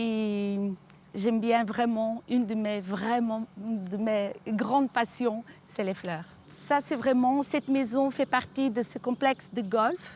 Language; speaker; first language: French; non-native, fluent; Portuguese